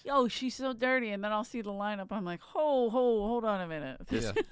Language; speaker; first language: English; native; English